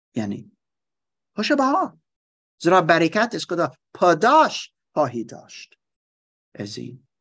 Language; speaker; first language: Persian; non-native, learner; German